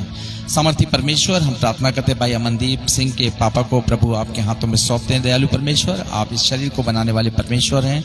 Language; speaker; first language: Hindi; native; Hindi